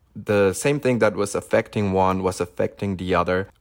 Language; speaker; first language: English; non-native, fluent; Spanish